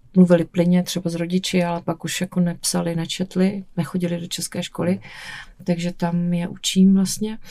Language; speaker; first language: Czech; native; Czech